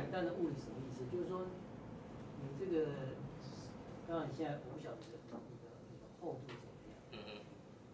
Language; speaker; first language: Chinese; native; Chinese